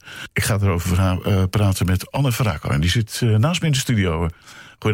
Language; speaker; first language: Dutch; native; Dutch